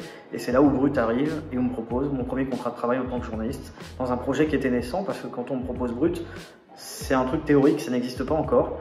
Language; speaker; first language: French; native; French